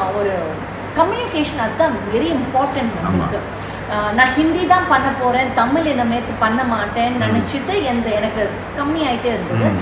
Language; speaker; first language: Tamil; non-native, local second language; Telugu